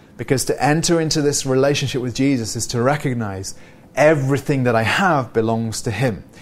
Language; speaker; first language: English; native; English